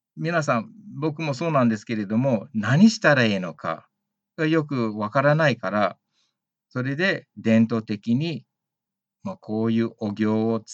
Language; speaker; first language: Japanese; early bilingual, heritage; Japanese